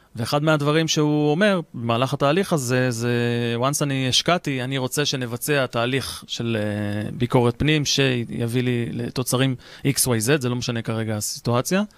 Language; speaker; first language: Hebrew; native; Hebrew